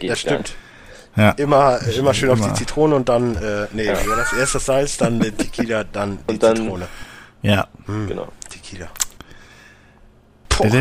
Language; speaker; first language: German; native; German